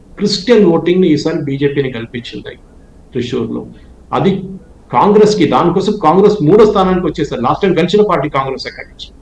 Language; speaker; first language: Telugu; non-native, local second language; Malayalam